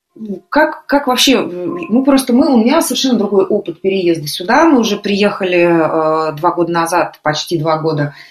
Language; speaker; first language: Russian; native; Russian